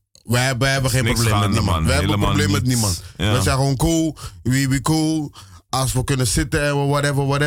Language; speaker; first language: Dutch; native; Dutch